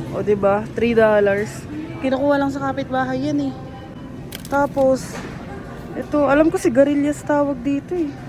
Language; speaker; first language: Filipino; native; Filipino